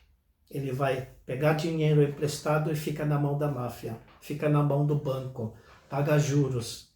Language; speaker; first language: Portuguese; non-native, fluent; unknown